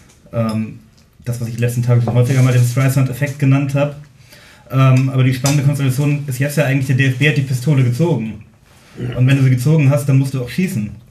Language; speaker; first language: German; native; German